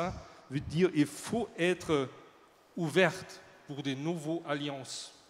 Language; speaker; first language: French; non-native, learner; German